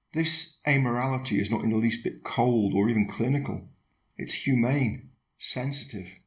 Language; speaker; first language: English; native; English